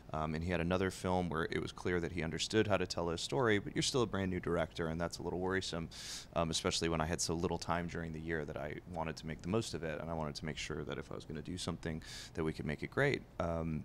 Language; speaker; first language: English; native; English